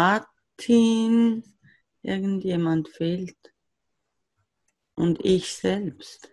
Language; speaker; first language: German; native; German